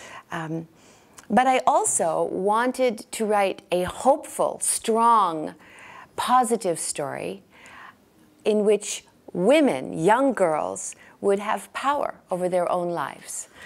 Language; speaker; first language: English; native; English